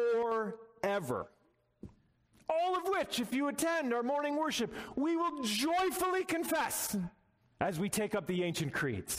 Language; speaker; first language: English; native; English